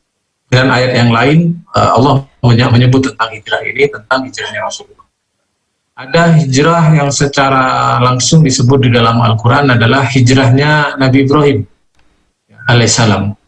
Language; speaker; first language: Indonesian; native; Indonesian